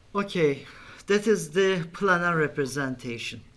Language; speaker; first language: English; non-native, fluent; Turkish